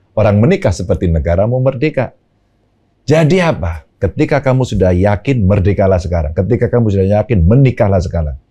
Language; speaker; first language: Indonesian; non-native, local second language; Javanese